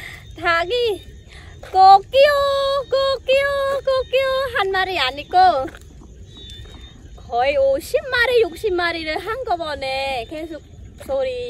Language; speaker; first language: Korean; non-native, fluent; Khmer